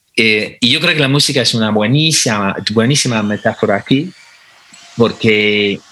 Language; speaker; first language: Spanish; non-native, fluent; English